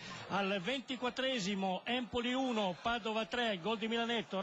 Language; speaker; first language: Italian; native; Italian